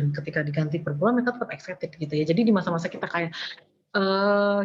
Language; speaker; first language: Indonesian; native; Indonesian